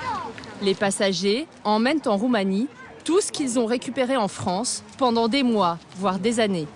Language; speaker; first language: French; native; French